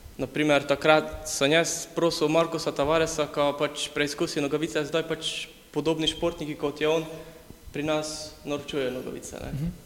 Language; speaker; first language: Slovenian; native; Slovenian